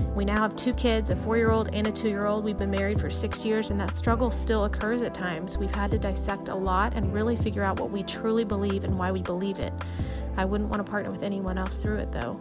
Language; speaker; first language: English; native; English